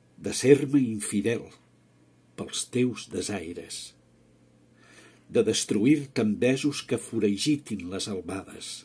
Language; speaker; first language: Catalan; native; Catalan